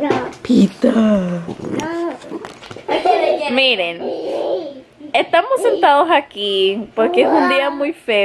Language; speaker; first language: Spanish; early bilingual, heritage; Spanish